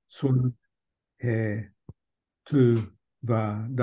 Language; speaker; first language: Vietnamese; non-native, learner; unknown